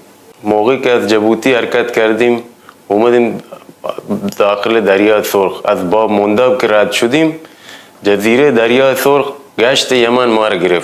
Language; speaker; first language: Persian; non-native, local second language; Baluchi